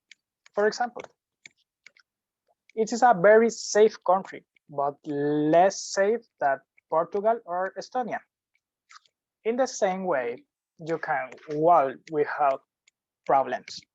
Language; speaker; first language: English; non-native, learner; Spanish